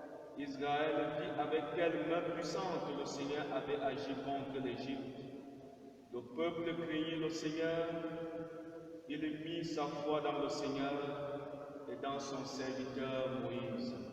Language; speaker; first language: French; native; French